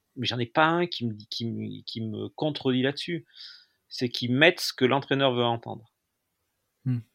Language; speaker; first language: French; native; French